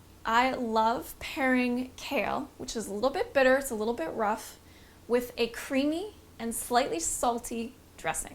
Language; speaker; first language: English; native; English